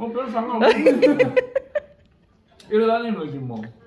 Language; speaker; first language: Korean; native; Korean